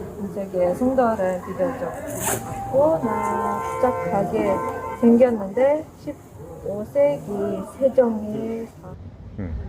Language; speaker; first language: Korean; non-native, fluent; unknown